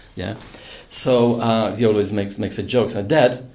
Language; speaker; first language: English; non-native, fluent; Polish